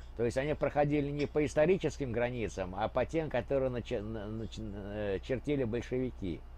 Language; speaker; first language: Russian; native; Russian